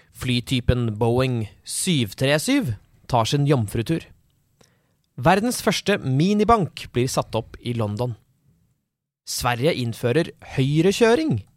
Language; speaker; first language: Norwegian; native; Norwegian